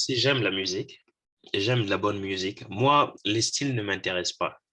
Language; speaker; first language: French; non-native, local second language; Lingala